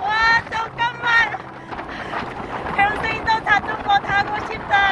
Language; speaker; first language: Korean; non-native, learner; Cantonese